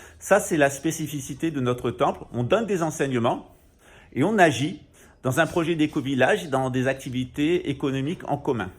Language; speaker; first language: French; native; French